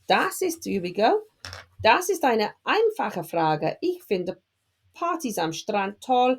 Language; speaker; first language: German; non-native, fluent; English